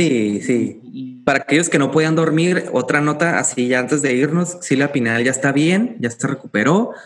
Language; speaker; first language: Spanish; native; Spanish